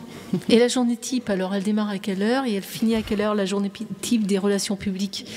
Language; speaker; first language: French; native; French